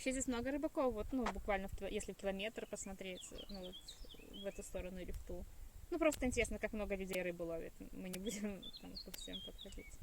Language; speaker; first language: Russian; native; Russian